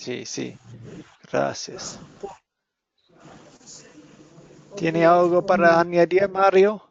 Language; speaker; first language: Spanish; non-native, fluent; English